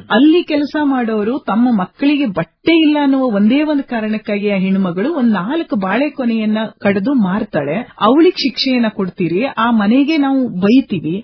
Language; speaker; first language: Kannada; native; Kannada